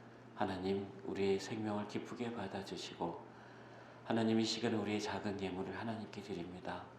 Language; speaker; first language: Korean; native; Korean